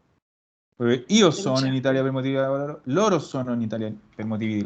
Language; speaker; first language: Italian; non-native, fluent; Spanish